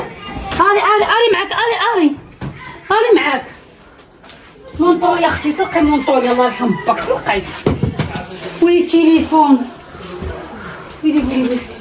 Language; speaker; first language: Arabic; native; Arabic